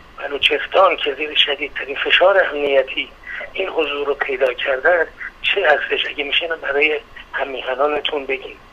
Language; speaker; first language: Persian; native; Persian